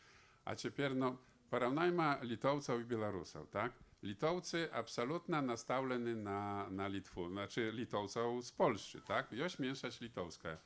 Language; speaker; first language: Polish; non-native, local second language; Belarusian